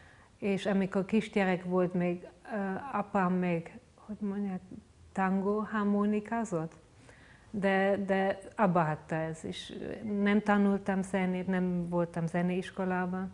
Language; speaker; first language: Hungarian; non-native, fluent; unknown